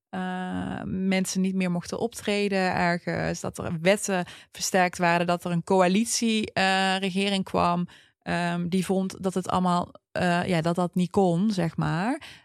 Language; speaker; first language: Dutch; early bilingual, other home language; Turkish